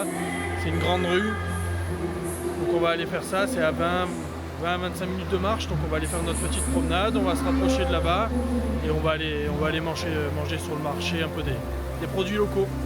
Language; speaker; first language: French; native; French